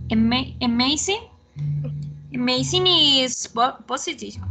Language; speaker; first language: English; non-native, learner; Spanish